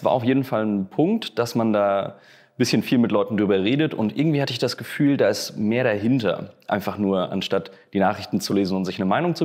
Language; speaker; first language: German; native; German